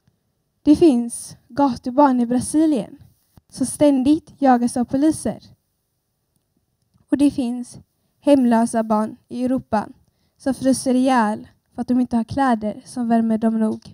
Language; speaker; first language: Swedish; early bilingual, other home language; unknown